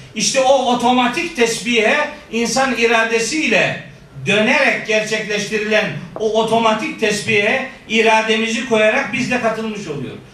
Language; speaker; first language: Turkish; native; Turkish